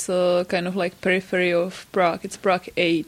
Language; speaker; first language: English; non-native, fluent; Czech